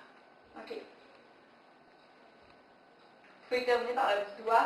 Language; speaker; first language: French; native; French